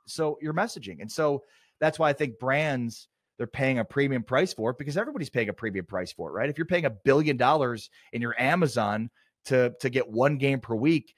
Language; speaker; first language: English; native; English